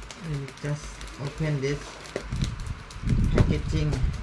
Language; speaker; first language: English; non-native, learner; Thai